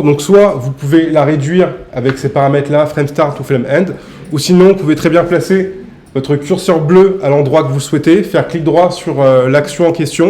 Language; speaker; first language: French; native; French